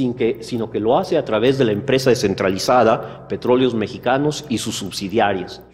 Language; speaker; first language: Spanish; native; Spanish